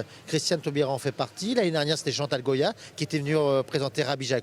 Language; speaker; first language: French; native; French